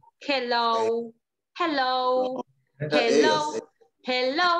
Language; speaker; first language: English; non-native, learner; Spanish